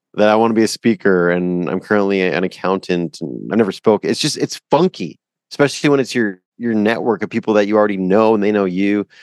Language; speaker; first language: English; native; English